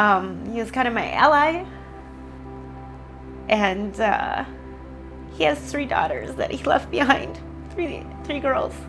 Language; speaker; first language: English; early bilingual, other home language; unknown